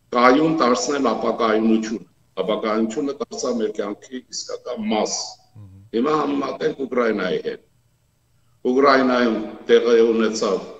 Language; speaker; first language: Armenian; native; Armenian